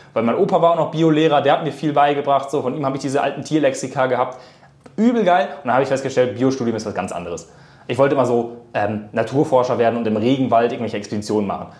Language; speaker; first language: German; native; German